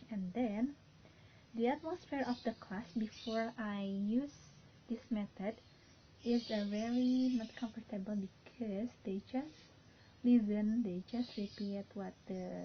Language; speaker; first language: English; non-native, learner; Indonesian